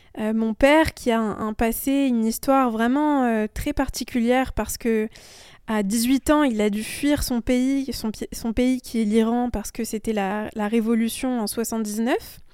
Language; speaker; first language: French; early bilingual, other home language; Persian